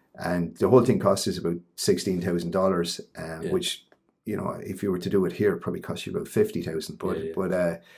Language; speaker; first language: English; native; English